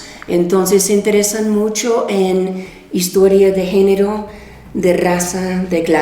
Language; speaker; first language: Spanish; non-native, fluent; English